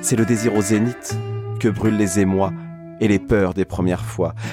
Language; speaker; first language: French; non-native, fluent; Portuguese